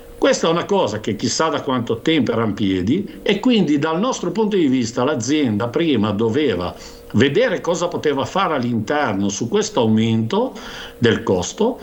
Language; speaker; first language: Italian; native; Italian